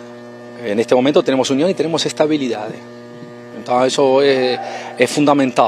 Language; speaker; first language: Portuguese; non-native, fluent; Spanish